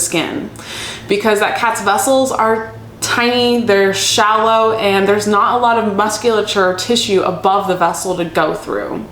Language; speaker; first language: English; native; English